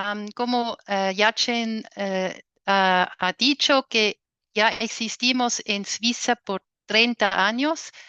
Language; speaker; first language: Spanish; non-native, fluent; German